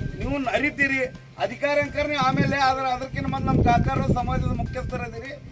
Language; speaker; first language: Kannada; non-native, local second language; Urdu